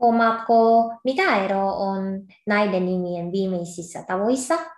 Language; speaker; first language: Finnish; non-native, fluent; Korean